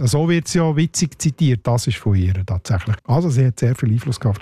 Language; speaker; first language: German; native; German